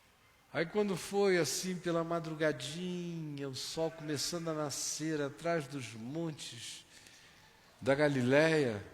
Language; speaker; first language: Portuguese; native; Portuguese